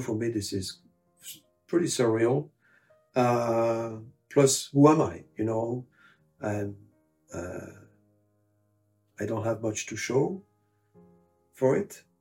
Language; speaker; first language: English; non-native, fluent; French